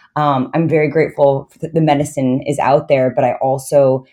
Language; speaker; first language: English; native; English